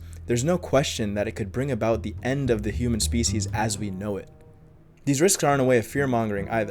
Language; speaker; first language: English; native; English